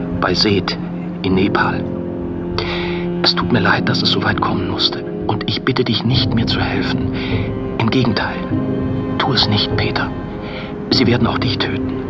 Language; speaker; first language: German; native; German